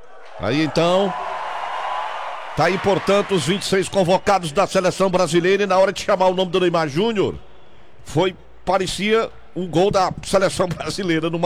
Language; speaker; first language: Portuguese; native; Portuguese